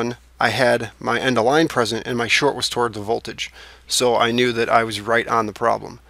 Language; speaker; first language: English; native; English